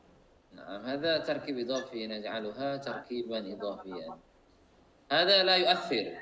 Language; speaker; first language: Arabic; non-native, fluent; Indonesian